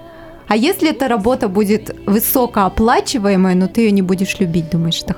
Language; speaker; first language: Russian; native; Russian